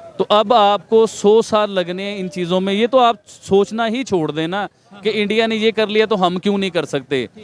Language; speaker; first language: Urdu; non-native, local second language; Punjabi